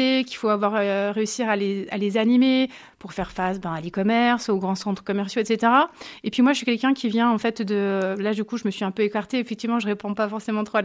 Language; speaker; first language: French; native; French